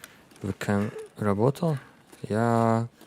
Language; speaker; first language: Russian; non-native, learner; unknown